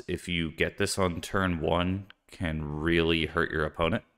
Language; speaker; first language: English; native; English